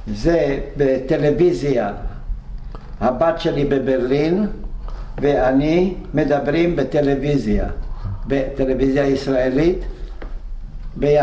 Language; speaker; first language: Hebrew; non-native, fluent; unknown